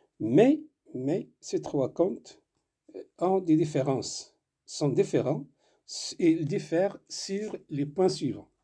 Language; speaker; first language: French; non-native, local second language; Arabic